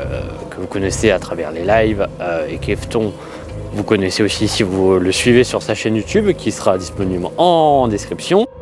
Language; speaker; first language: French; native; French